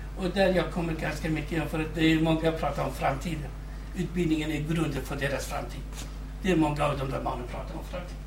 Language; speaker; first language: Swedish; non-native, fluent; Kurdish